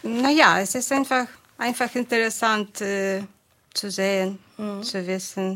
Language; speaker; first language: German; non-native, fluent; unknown